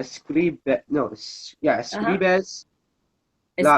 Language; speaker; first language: Spanish; non-native, learner; English